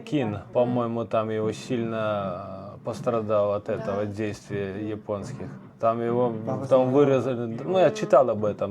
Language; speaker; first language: Russian; native; Russian